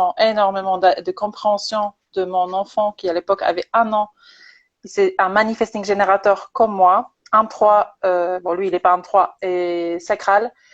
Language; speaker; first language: French; non-native, fluent; Polish